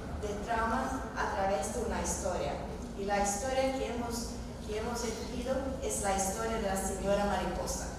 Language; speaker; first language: Spanish; non-native, fluent; Norwegian